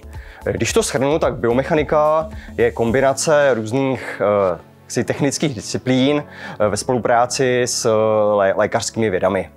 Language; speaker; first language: Czech; native; Czech